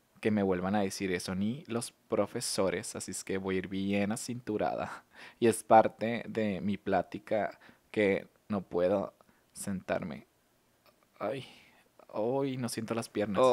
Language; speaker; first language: Spanish; native; Spanish